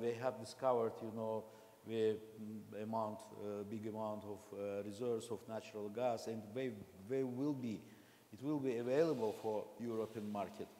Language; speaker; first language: English; non-native, learner; Azerbaijani